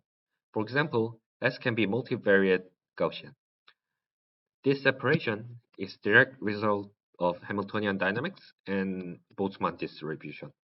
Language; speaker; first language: English; non-native, learner; Korean